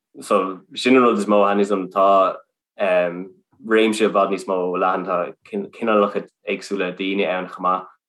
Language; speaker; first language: Irish; non-native, local second language; English